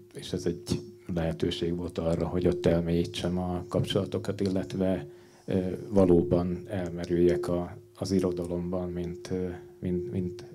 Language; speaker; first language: Hungarian; native; Hungarian